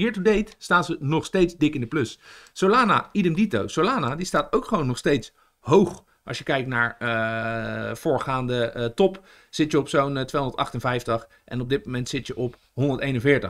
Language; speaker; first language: Dutch; native; Dutch